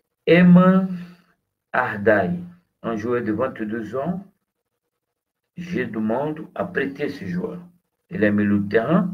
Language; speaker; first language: French; non-native, fluent; Portuguese